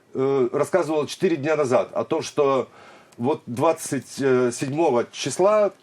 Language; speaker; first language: Russian; native; Russian